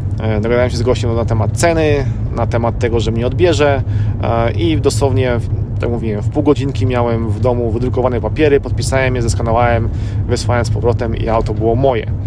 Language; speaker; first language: Polish; native; Polish